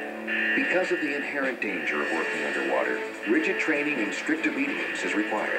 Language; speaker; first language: English; native; English